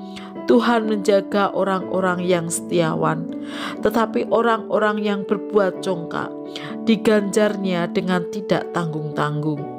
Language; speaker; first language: Indonesian; native; Indonesian